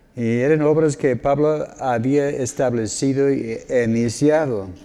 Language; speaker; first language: Spanish; non-native, fluent; English